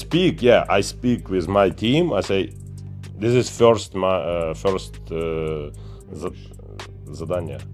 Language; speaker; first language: English; non-native, learner; Ukrainian